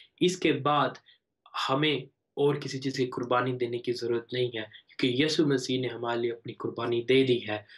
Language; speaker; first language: Urdu; native; Urdu